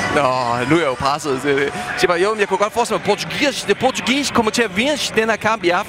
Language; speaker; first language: Danish; native; Danish